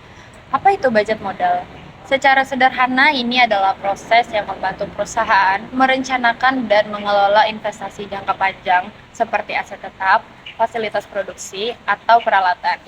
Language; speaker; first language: Indonesian; native; Indonesian